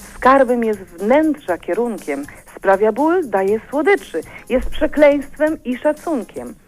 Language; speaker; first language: Polish; native; Polish